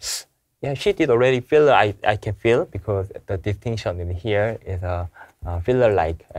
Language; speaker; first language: English; non-native, learner; Korean